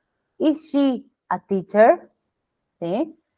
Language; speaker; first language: English; non-native, fluent; Spanish